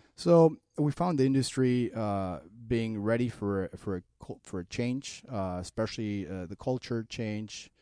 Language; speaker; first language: English; non-native, fluent; Spanish